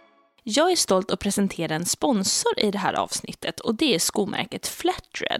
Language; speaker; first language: Swedish; native; Swedish